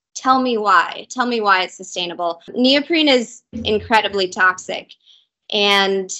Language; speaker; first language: English; native; English